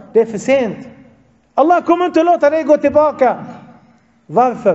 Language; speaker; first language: Swedish; non-native, fluent; Arabic